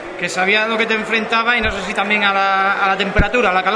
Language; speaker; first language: Spanish; native; Spanish